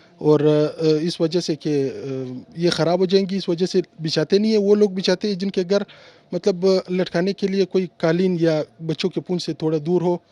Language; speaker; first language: Urdu; non-native, local second language; Pashto